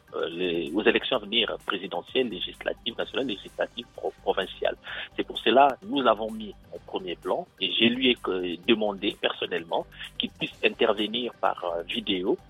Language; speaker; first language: French; non-native, local second language; Lingala